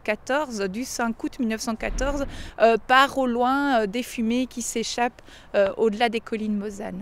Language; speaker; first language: French; native; French